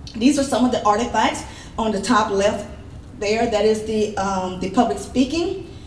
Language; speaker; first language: English; native; English